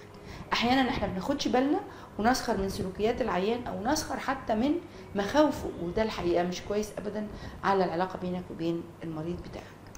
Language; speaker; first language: Arabic; native; Arabic